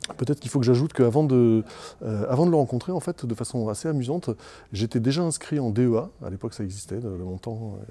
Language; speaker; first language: French; native; French